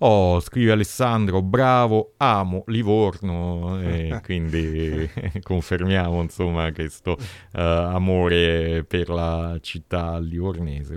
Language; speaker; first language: Italian; native; Italian